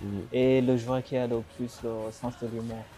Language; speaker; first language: French; non-native, local second language; Rundi